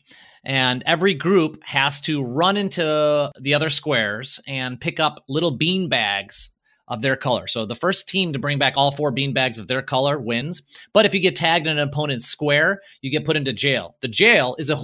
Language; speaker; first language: English; early bilingual, other home language; Polish